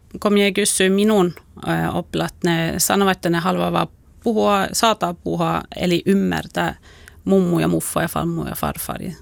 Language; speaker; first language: Finnish; non-native, local second language; Swedish